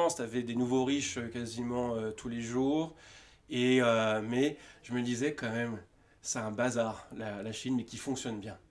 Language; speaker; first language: French; native; French